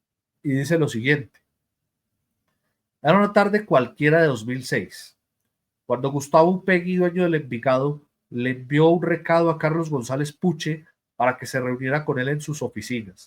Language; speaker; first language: Spanish; native; Spanish